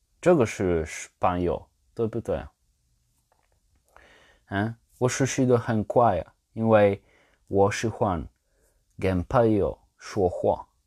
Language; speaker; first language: Chinese; non-native, learner; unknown